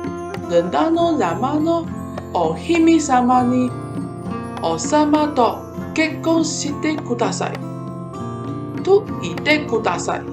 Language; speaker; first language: Japanese; non-native, learner; Malay